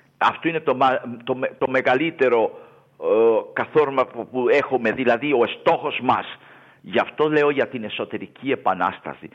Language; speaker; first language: Greek; non-native, fluent; Spanish